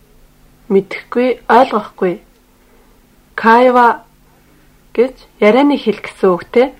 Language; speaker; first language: Mongolian; native; Mongolian